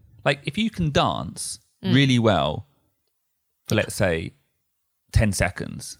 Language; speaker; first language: English; native; English